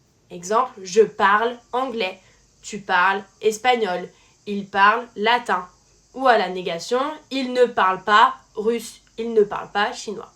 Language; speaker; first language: French; native; French